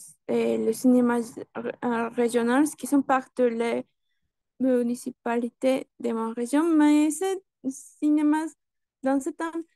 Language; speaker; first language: French; non-native, learner; Spanish